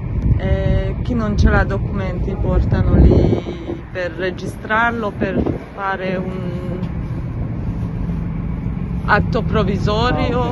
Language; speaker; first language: Italian; non-native, learner; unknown